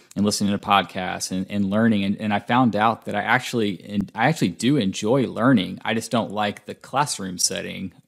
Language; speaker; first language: English; native; English